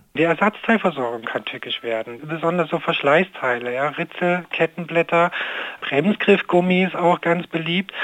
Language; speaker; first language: German; native; German